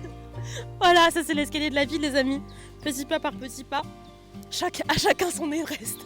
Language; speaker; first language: French; native; French